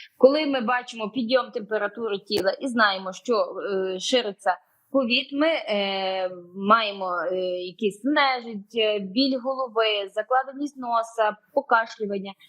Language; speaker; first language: Ukrainian; native; Ukrainian